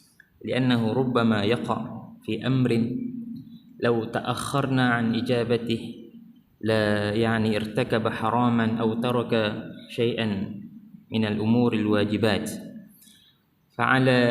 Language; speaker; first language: Arabic; non-native, fluent; Malay